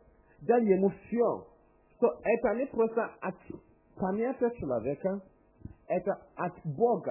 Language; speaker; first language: Russian; non-native, learner; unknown